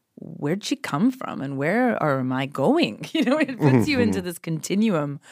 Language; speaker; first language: English; native; English